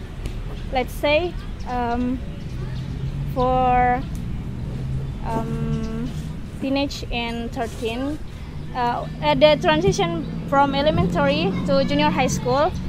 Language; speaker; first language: English; non-native, learner; Indonesian